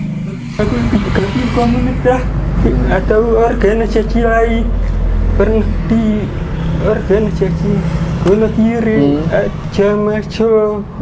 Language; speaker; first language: Indonesian; non-native, local second language; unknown